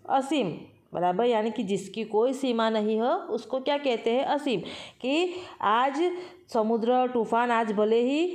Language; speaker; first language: Hindi; non-native, local second language; Gujarati